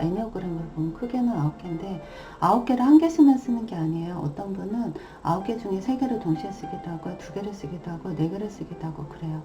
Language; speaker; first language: Korean; native; Korean